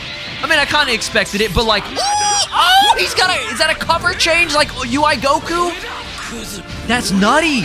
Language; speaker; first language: English; native; English